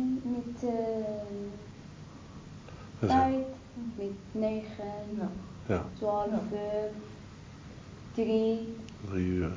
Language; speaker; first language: Dutch; non-native, learner; Arabic